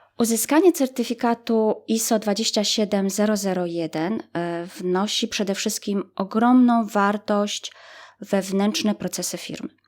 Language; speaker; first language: Polish; native; Polish